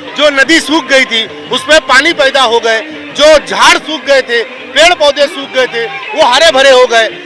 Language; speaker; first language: Hindi; native; Hindi